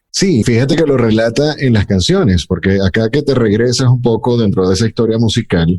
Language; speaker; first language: Spanish; native; Spanish